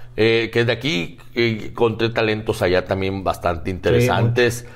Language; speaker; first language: Spanish; native; Spanish